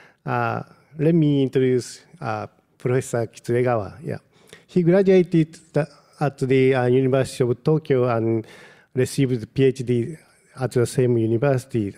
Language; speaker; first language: English; non-native, fluent; Japanese